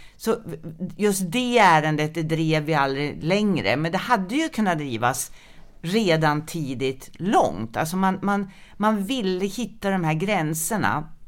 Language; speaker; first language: Swedish; native; Swedish